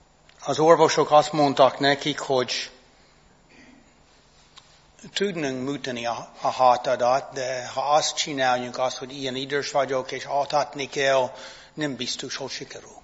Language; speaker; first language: Hungarian; non-native, fluent; English